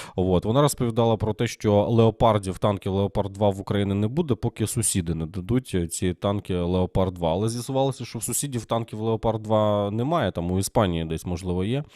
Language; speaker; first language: Ukrainian; native; Ukrainian